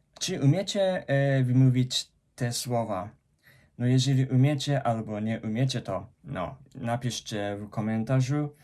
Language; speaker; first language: Polish; non-native, fluent; Japanese